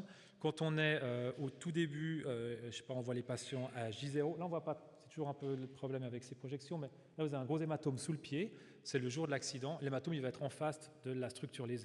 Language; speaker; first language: French; native; French